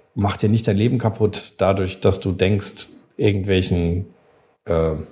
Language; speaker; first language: German; native; German